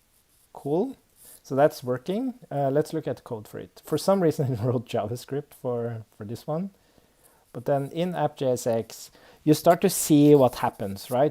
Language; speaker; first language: English; non-native, fluent; Swedish